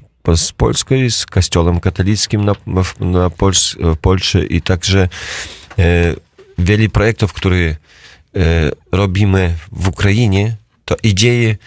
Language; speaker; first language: Polish; non-native, learner; Russian